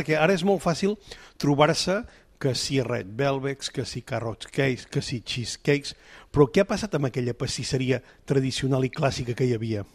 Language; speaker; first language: Catalan; native; Catalan